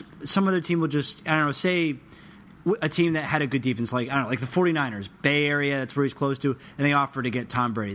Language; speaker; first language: English; native; English